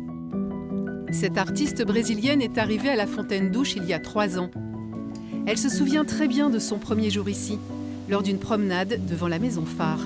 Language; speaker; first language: French; native; French